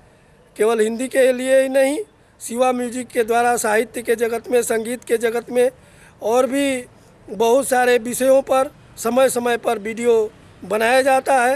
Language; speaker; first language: Hindi; native; Hindi